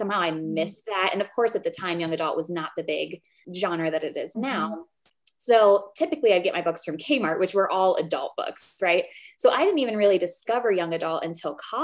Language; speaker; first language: English; native; English